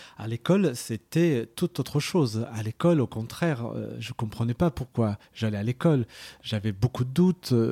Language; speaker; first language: French; early bilingual, other home language; Arabic